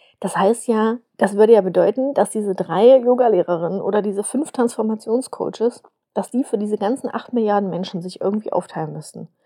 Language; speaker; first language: German; native; German